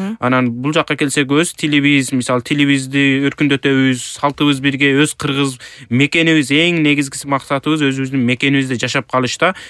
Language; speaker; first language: Kyrgyz; early bilingual, heritage; Kyrgyz